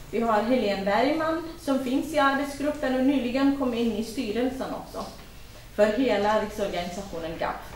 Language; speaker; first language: Swedish; non-native, fluent; Kurdish